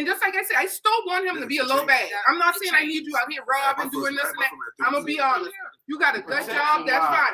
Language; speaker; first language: English; native; English